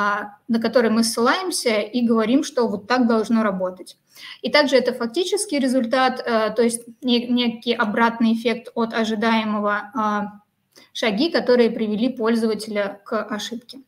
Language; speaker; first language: Russian; native; Russian